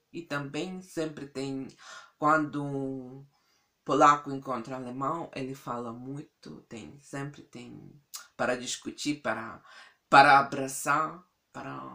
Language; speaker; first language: Portuguese; non-native, fluent; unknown